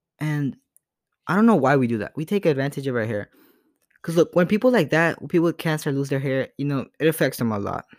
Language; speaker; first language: English; early bilingual, other home language; Spanish